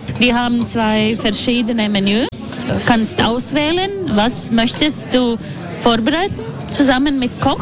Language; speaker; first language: German; non-native, learner; Latvian